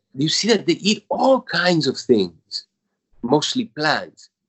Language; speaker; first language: English; non-native, fluent; Spanish